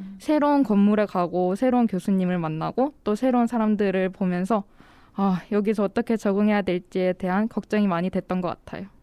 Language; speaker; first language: Korean; native; Korean